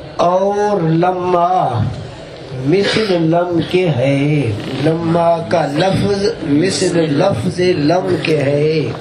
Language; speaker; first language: Urdu; non-native, local second language; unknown